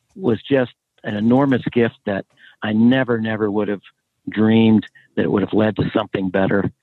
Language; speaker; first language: English; native; English